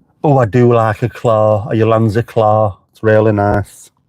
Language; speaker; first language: English; native; English